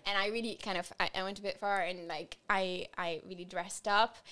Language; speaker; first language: English; non-native, fluent; French